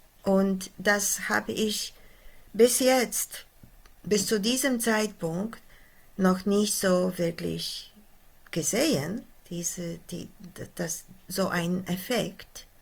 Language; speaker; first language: German; non-native, fluent; Polish